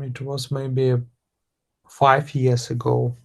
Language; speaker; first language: English; non-native, learner; Russian